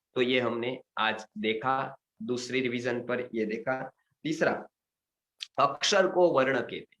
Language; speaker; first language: Hindi; non-native, local second language; Gujarati